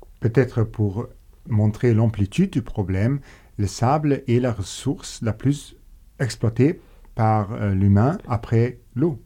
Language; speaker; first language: French; non-native, local second language; Luxembourgish